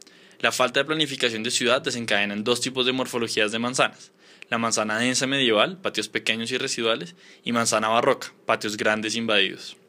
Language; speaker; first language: Spanish; native; Spanish